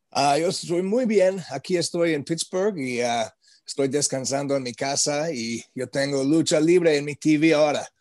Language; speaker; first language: Spanish; non-native, learner; English